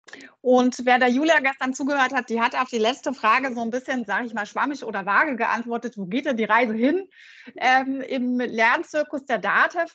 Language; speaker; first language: German; native; German